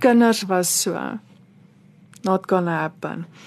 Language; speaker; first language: English; non-native, local second language; Afrikaans